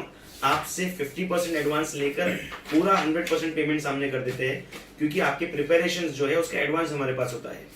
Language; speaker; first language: Hindi; native; Hindi